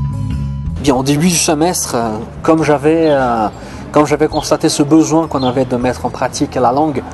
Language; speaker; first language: French; non-native, fluent; Portuguese